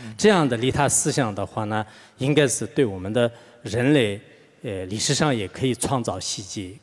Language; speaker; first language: Chinese; non-native, local second language; Tibetan